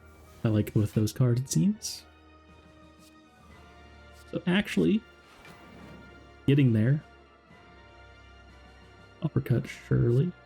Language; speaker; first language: English; native; English